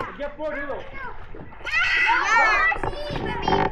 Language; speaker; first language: English; early bilingual, other home language; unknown